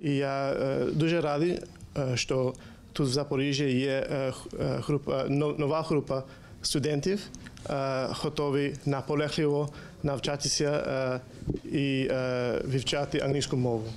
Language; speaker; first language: Ukrainian; non-native, learner; English